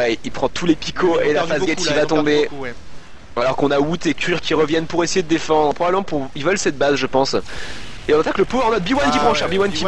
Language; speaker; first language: French; native; French